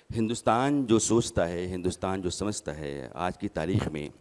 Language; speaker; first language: Hindi; native; Hindi